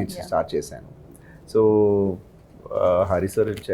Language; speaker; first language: Telugu; non-native, local second language; Tamil